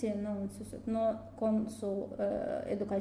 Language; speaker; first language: Spanish; non-native, learner; Russian